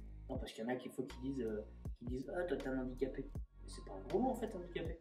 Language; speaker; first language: French; native; French